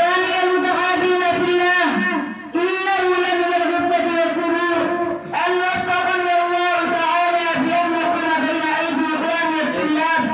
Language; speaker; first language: Arabic; non-native, learner; Urdu